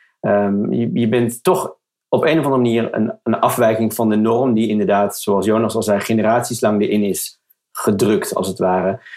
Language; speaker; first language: Dutch; native; Dutch